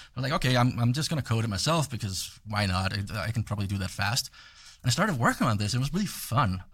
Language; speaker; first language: English; non-native, fluent; Danish